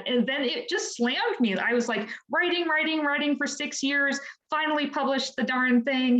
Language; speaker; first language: English; native; English